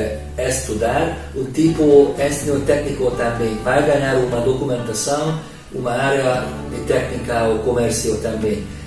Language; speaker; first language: Portuguese; non-native, learner; Hungarian